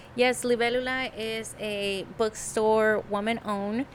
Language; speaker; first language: English; early bilingual, other home language; Spanish